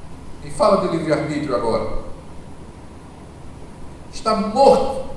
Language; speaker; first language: Portuguese; native; Portuguese